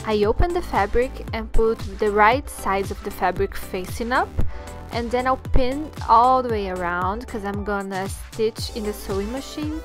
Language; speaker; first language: English; non-native, learner; Portuguese